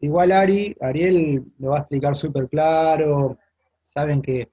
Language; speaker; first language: Spanish; native; Spanish